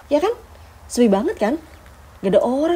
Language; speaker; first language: Indonesian; native; Indonesian